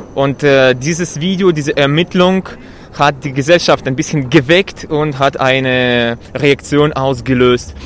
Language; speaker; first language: German; non-native, fluent; Russian